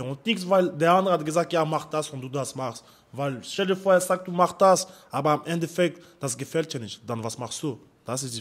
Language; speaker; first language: German; non-native, learner; French